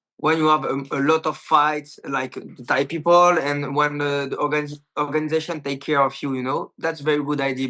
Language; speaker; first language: English; non-native, learner; French